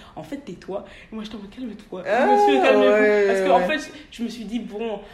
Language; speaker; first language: French; native; French